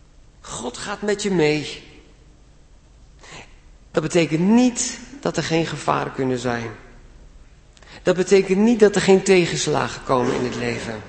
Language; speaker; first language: Dutch; native; Dutch